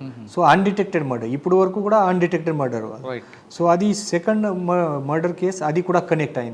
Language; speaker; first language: Telugu; non-native, learner; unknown